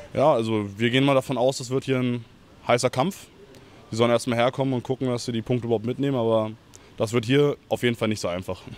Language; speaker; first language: German; native; German